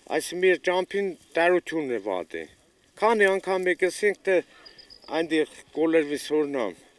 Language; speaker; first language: Armenian; native; Armenian